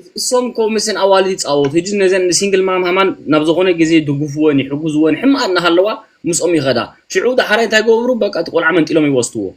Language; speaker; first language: Tigrinya; early bilingual, heritage; Tigrinya